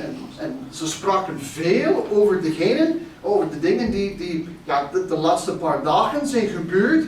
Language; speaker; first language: Dutch; non-native, fluent; English